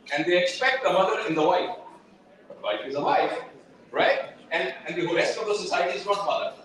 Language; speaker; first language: English; non-native, local second language; Urdu